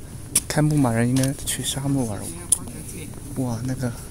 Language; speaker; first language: Chinese; native; Chinese